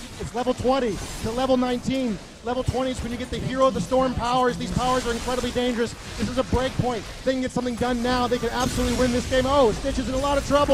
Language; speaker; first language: English; native; English